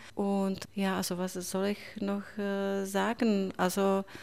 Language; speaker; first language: German; non-native, fluent; Czech